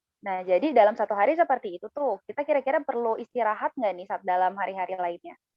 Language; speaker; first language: Indonesian; native; Indonesian